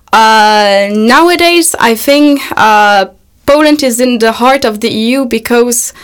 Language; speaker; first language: English; non-native, fluent; Polish